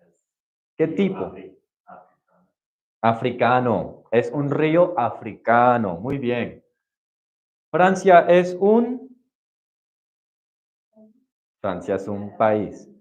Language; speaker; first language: Spanish; non-native, fluent; English